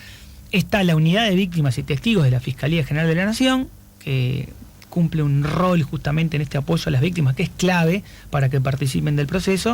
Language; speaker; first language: Spanish; native; Spanish